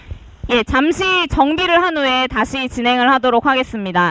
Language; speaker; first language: Korean; native; Korean